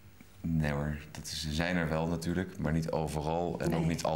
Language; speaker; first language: Dutch; native; Dutch